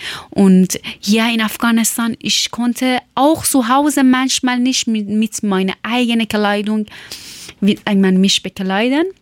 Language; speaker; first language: German; non-native, learner; Persian